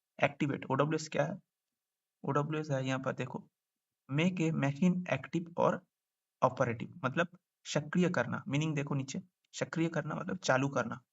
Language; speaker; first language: Hindi; non-native, local second language; Bangla